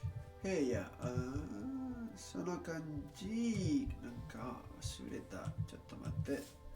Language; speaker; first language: Japanese; non-native, learner; Spanish